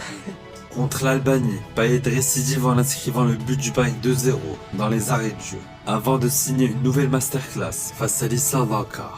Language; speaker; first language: French; native; French